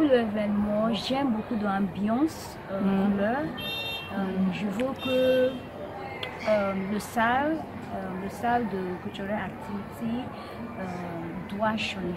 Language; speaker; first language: French; non-native, learner; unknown